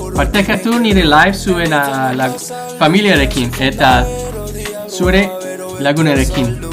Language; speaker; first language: Basque; non-native, learner; English